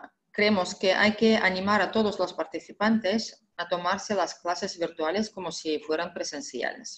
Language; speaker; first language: Spanish; non-native, fluent; Russian